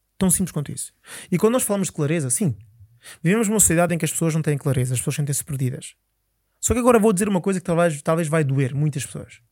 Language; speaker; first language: Portuguese; early bilingual, other home language; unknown